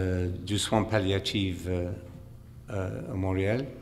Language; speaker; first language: French; non-native, fluent; English